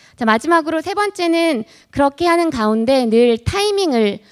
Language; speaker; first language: Korean; native; Korean